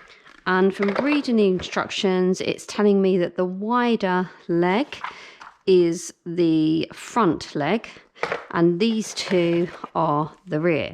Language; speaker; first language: English; native; English